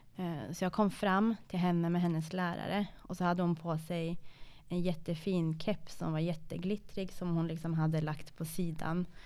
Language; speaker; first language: Swedish; early bilingual, other home language; Persian